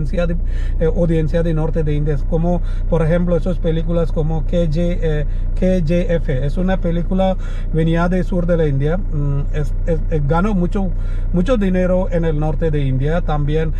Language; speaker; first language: Spanish; non-native, learner; Malayalam